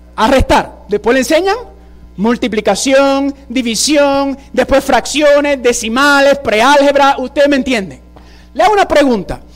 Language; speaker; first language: Spanish; early bilingual, heritage; Spanish